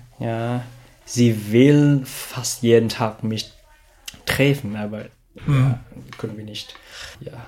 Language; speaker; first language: German; non-native, learner; Vietnamese